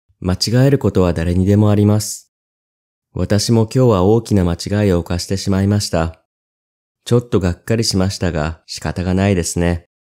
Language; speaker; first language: Japanese; native; Japanese